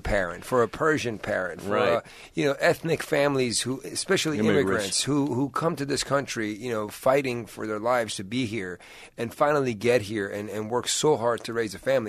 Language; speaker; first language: English; native; English